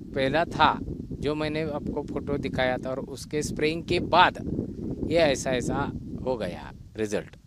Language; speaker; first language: Hindi; non-native, local second language; Marathi